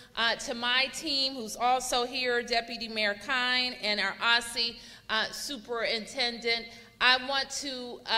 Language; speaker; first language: English; native; English